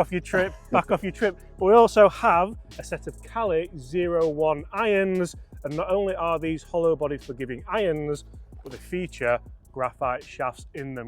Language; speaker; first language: English; native; English